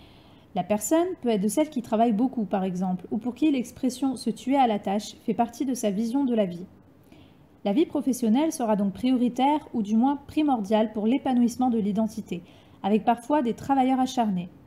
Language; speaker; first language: French; native; French